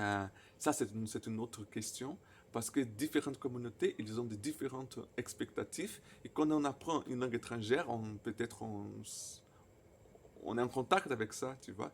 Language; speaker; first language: French; non-native, fluent; Portuguese